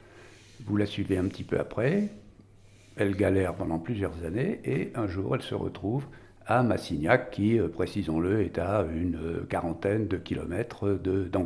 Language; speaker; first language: French; native; French